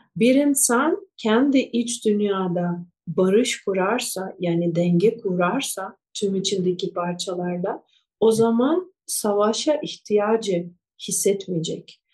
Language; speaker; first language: Turkish; non-native, fluent; Russian